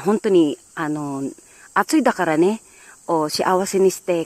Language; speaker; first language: Japanese; non-native, learner; Filipino